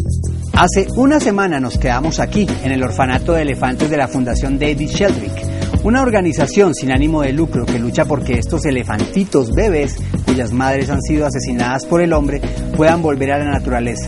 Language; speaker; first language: Spanish; native; Spanish